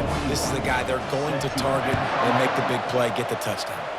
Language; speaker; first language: English; native; English